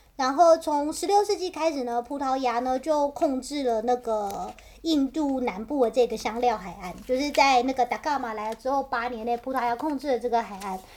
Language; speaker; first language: Chinese; native; Chinese